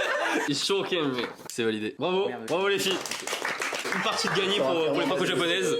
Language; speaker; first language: French; native; French